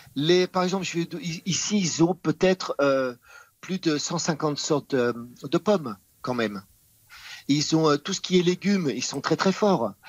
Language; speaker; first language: French; non-native, fluent; Dutch